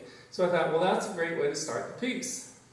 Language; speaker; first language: English; native; English